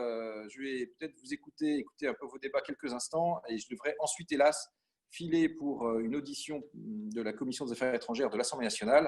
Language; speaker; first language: French; native; French